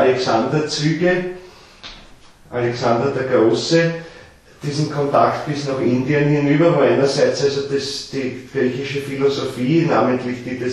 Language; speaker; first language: German; native; German